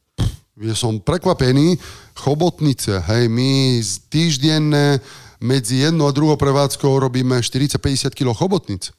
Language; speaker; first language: Slovak; non-native, fluent; Italian